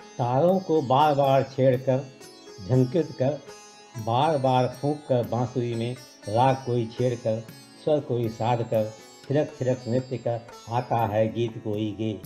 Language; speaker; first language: Hindi; native; Hindi